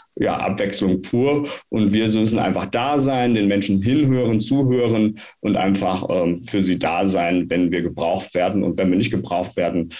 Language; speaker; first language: German; native; German